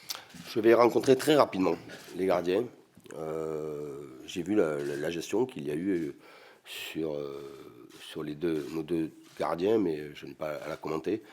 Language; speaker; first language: French; native; French